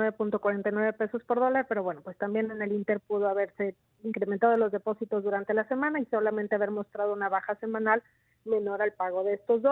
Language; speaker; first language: Spanish; native; Spanish